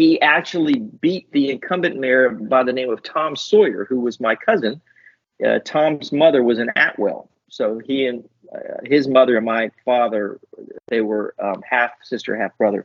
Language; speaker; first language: English; native; English